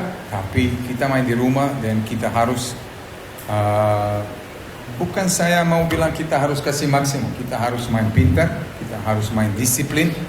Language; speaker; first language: Indonesian; non-native, fluent; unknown